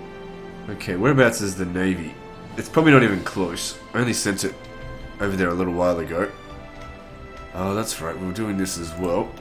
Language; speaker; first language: English; native; English